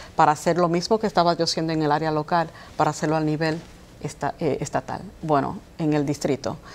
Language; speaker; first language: Spanish; early bilingual, heritage; Spanish